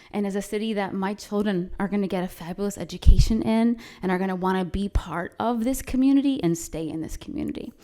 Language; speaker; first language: English; native; English